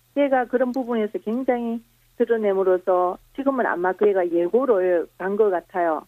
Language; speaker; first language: Korean; native; Korean